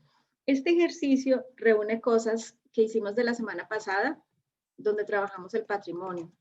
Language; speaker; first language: Spanish; native; Spanish